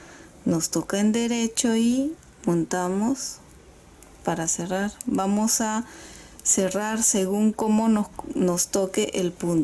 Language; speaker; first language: Spanish; native; Spanish